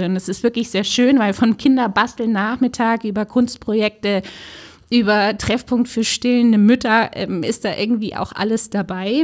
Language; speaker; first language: German; native; German